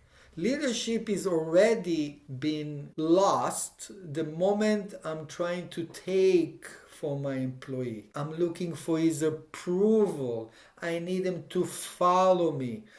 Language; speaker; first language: English; non-native, fluent; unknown